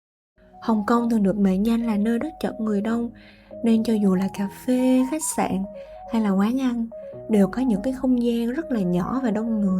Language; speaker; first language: Vietnamese; native; Vietnamese